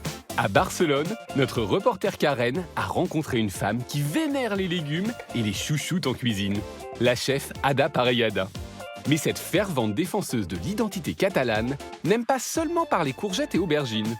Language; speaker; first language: French; native; French